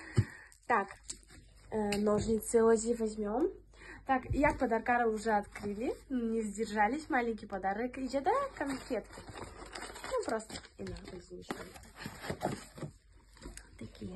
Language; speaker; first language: Russian; early bilingual, other home language; Tajik